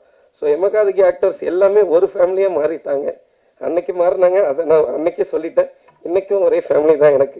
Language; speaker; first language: Tamil; native; Tamil